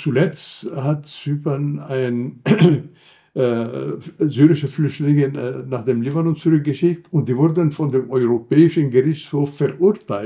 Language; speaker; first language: German; non-native, fluent; Arabic